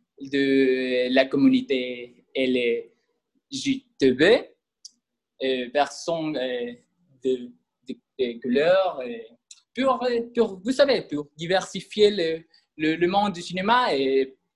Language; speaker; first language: French; non-native, learner; Spanish